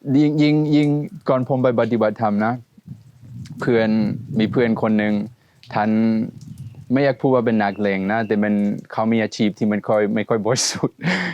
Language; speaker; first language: Thai; non-native, fluent; Swedish